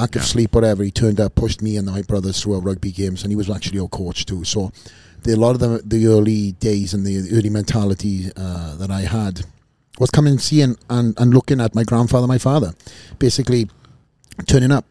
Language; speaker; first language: English; native; English